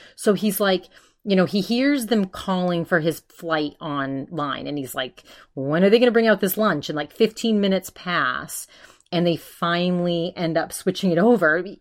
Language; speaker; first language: English; native; English